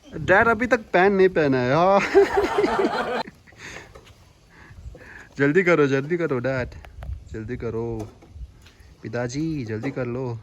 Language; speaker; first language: Hindi; non-native, local second language; Tibetan